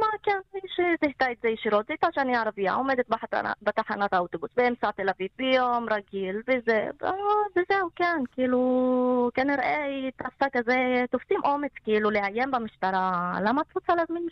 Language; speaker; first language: Hebrew; non-native, local second language; Arabic